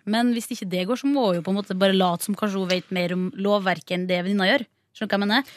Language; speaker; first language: Norwegian; native; Norwegian